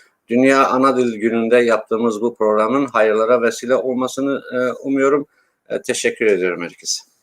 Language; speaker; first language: Turkish; non-native, local second language; Kurdish